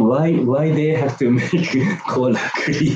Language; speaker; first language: English; non-native, learner; Japanese